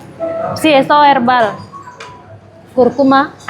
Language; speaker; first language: Spanish; non-native, learner; Indonesian